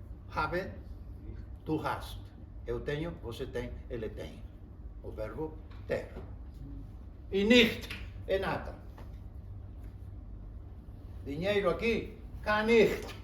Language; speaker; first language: Portuguese; non-native, fluent; Spanish